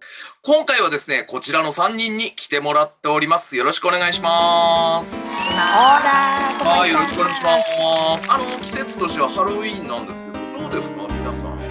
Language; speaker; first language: Japanese; native; Japanese